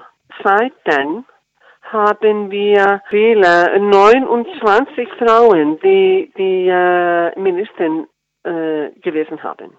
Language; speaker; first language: German; non-native, fluent; Icelandic